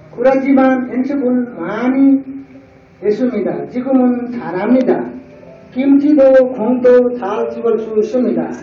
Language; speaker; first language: Korean; non-native, learner; Nepali